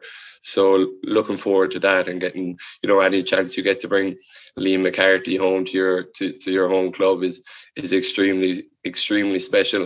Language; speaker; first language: English; native; English